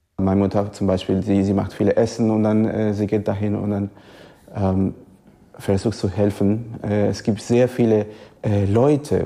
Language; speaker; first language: German; non-native, learner; Spanish